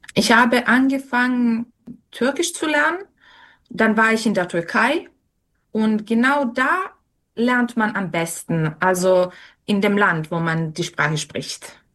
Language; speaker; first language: German; non-native, fluent; Serbian